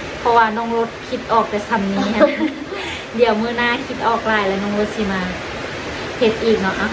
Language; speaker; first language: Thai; non-native, learner; Lao